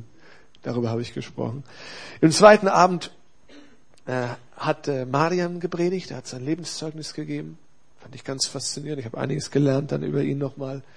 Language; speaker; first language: German; native; German